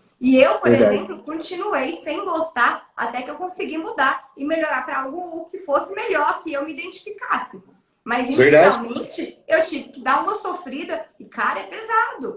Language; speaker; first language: Portuguese; native; Portuguese